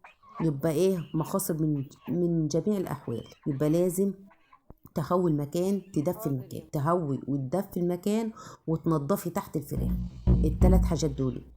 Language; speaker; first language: Arabic; native; Arabic